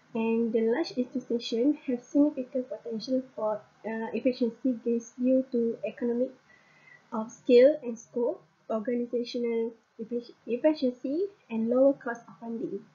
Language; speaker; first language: English; non-native, local second language; Malay